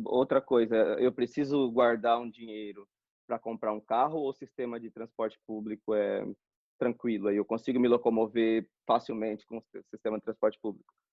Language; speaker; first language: Portuguese; native; Portuguese